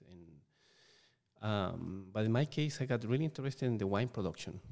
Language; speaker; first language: English; non-native, fluent; Spanish